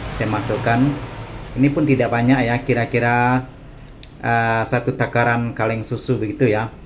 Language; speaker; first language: Indonesian; non-native, local second language; Minangkabau